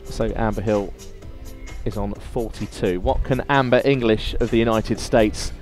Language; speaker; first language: English; native; English